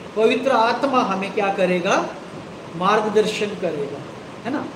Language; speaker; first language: Hindi; non-native, local second language; Marathi